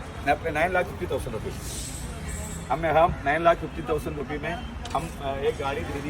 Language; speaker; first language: Hindi; non-native, local second language; Malayalam